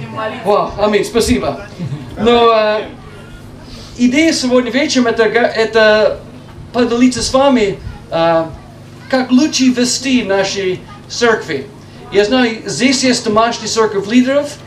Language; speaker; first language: Russian; non-native, learner; English